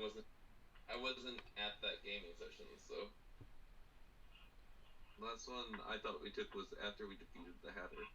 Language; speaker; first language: English; native; English